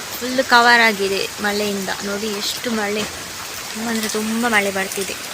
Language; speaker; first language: Kannada; non-native, local second language; Tulu